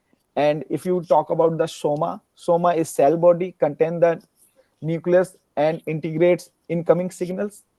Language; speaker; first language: English; non-native, learner; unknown